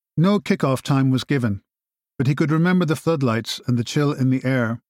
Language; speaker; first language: English; native; English